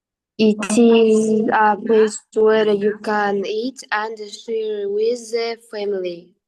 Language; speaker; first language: English; non-native, learner; Kazakh